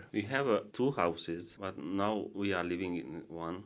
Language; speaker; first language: English; non-native, learner; Hungarian